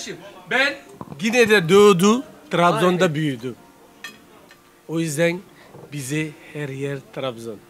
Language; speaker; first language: Turkish; non-native, learner; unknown